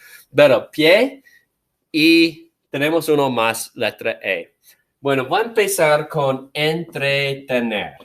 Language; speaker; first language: Spanish; non-native, fluent; English